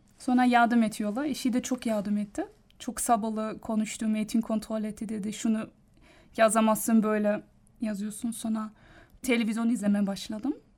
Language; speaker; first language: Turkish; non-native, learner; German